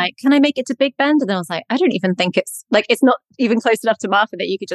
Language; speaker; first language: English; native; English